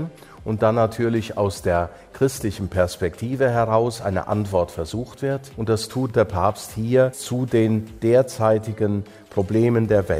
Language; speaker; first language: German; native; German